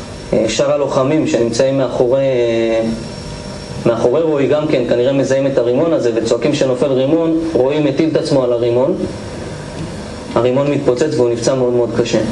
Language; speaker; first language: Hebrew; native; Hebrew